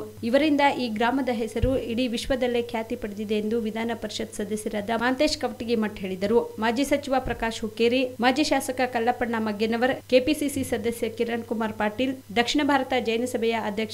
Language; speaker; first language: Kannada; native; Kannada